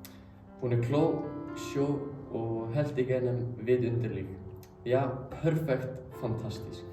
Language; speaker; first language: Swedish; non-native, learner; Icelandic